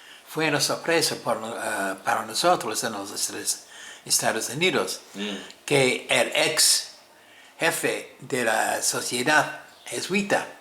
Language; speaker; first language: Spanish; non-native, fluent; English